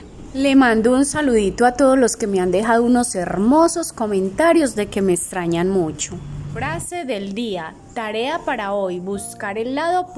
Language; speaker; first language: Spanish; native; Spanish